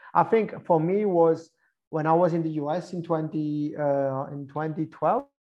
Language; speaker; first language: English; non-native, fluent; Italian